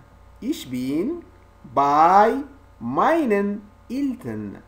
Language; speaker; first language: German; non-native, learner; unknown